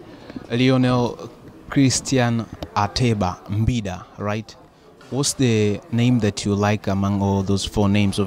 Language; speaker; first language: English; non-native, local second language; Swahili